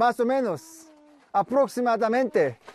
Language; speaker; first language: Spanish; non-native, learner; Korean